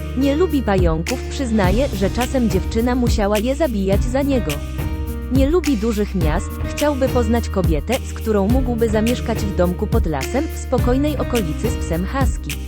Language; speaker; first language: Polish; native; Polish